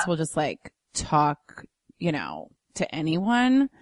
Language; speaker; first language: English; native; English